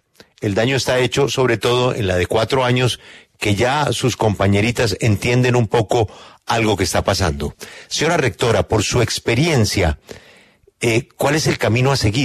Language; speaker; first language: Spanish; native; Spanish